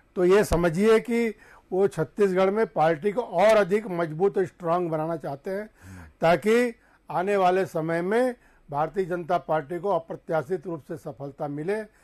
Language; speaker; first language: Hindi; native; Hindi